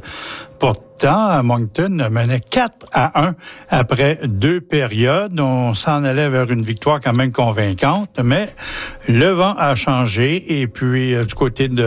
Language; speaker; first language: French; native; French